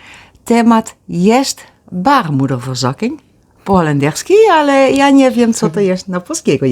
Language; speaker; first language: Polish; early bilingual, heritage; Polish